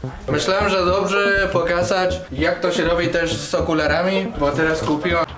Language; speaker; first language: Polish; non-native, learner; Spanish